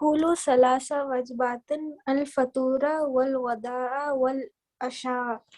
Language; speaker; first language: Arabic; non-native, learner; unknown